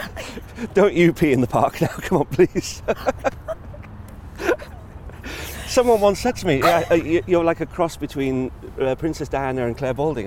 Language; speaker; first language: English; native; English